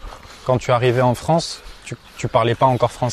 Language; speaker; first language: French; native; French